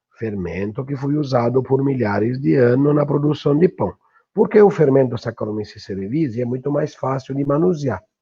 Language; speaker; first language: Portuguese; non-native, fluent; Italian